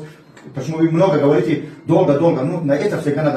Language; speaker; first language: Russian; non-native, fluent; Tajik